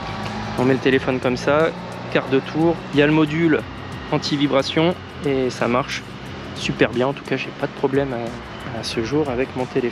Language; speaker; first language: French; native; French